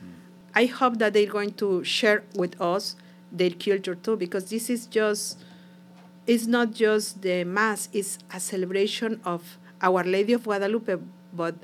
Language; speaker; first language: English; non-native, learner; Spanish